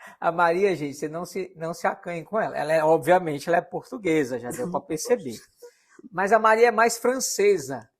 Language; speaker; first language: Portuguese; native; Portuguese